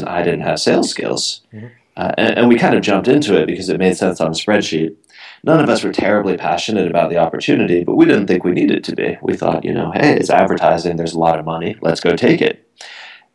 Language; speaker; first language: English; native; English